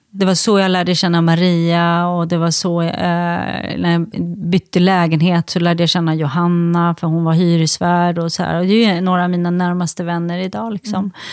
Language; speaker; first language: Swedish; native; Swedish